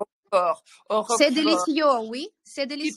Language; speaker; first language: French; non-native, learner; Ukrainian